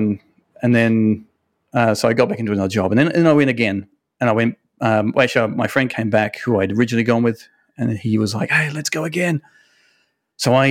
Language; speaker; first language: English; native; English